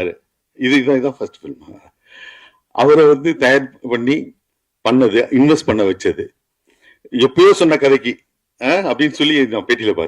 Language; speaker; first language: Tamil; native; Tamil